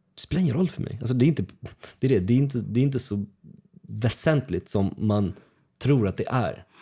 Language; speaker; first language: Swedish; early bilingual, other home language; Russian